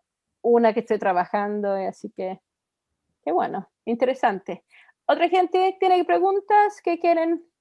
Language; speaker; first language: Spanish; non-native, fluent; Italian